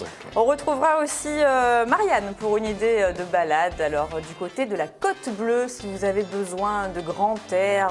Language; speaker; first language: French; native; French